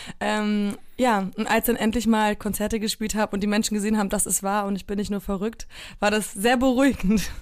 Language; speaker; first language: German; early bilingual, other home language; Polish